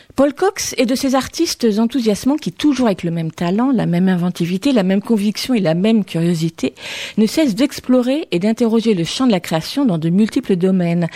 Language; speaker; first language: French; native; French